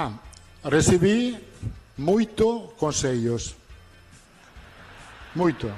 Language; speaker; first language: Portuguese; non-native, learner; Italian